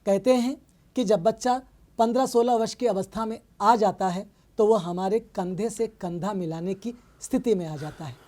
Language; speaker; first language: Hindi; non-native, local second language; Telugu